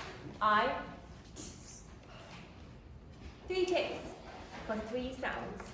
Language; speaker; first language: English; native; English